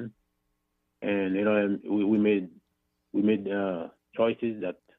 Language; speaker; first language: English; non-native, fluent; Haitian Creole